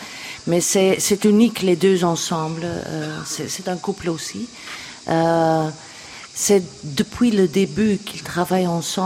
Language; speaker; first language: French; non-native, local second language; Dutch